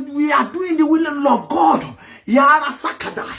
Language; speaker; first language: English; non-native, local second language; Yoruba